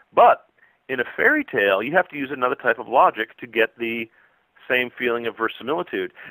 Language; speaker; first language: English; native; English